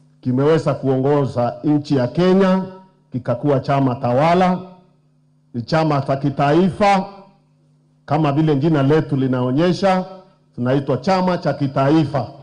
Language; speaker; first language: Swahili; non-native, local second language; Meru